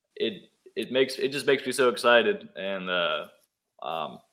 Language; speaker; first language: English; native; English